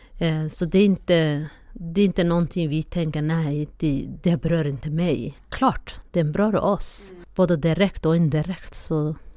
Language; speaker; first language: Swedish; non-native, fluent; Somali